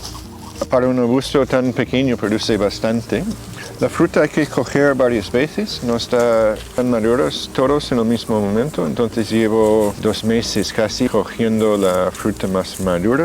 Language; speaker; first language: Spanish; non-native, fluent; English